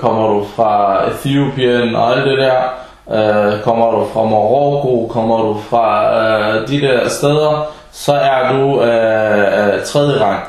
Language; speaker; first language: Danish; early bilingual, other home language; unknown